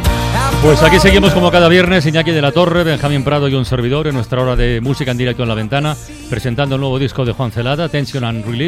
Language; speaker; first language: Spanish; native; Spanish